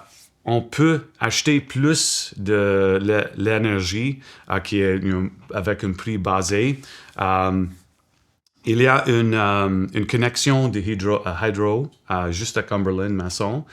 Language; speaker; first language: French; non-native, local second language; English